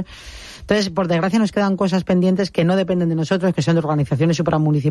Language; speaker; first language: Spanish; native; Spanish